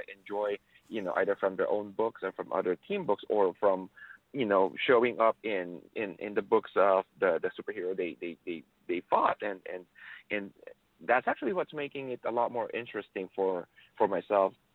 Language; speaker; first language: English; non-native, local second language; Filipino